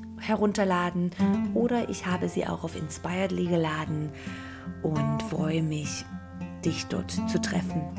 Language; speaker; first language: German; native; German